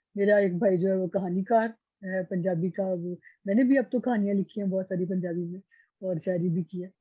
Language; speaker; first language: Urdu; native; Urdu